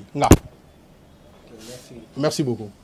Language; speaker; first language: French; non-native, local second language; Lingala